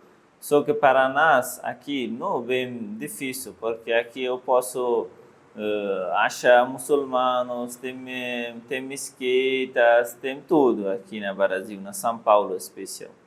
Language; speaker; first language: Portuguese; non-native, learner; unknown